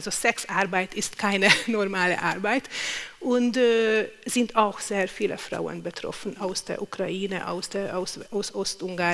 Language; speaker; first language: German; non-native, fluent; Hungarian